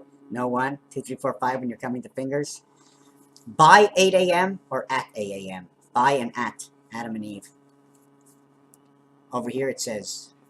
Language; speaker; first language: English; native; English